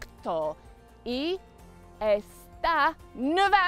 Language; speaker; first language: Spanish; non-native, fluent; English